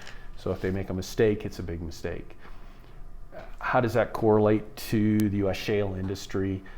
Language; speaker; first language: English; native; English